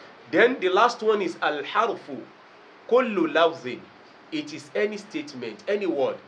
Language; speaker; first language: English; non-native, local second language; Yoruba